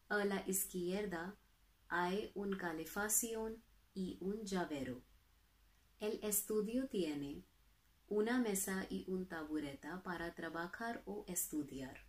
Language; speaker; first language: Spanish; non-native, learner; Hindi